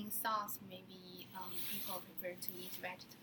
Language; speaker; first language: English; non-native, learner; Chinese